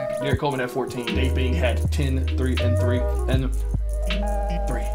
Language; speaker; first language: English; native; English